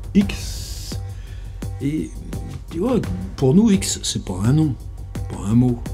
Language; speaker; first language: French; native; French